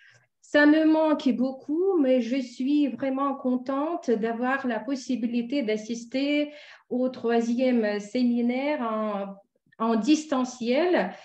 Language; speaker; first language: French; non-native, fluent; Russian